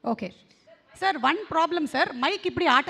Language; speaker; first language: Tamil; non-native, fluent; Telugu